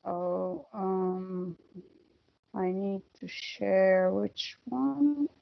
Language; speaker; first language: English; non-native, fluent; Arabic